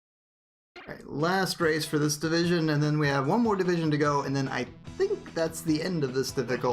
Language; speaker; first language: English; native; English